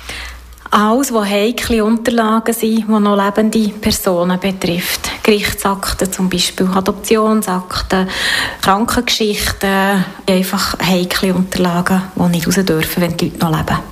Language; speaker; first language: German; native; German